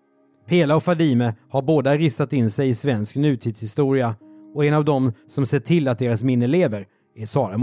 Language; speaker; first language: Swedish; native; Swedish